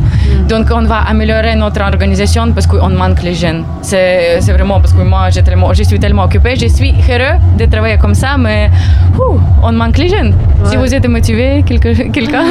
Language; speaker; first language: French; non-native, learner; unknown